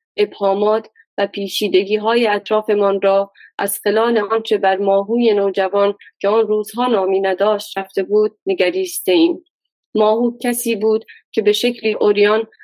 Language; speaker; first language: Persian; non-native, local second language; Baluchi